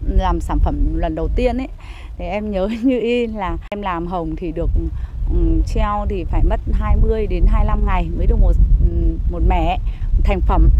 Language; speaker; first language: Vietnamese; non-native, local second language; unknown